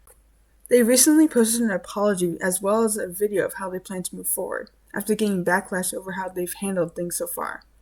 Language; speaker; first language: English; native; English